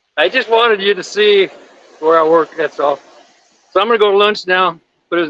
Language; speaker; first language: English; native; English